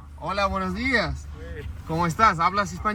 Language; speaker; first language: Spanish; non-native, learner; Lithuanian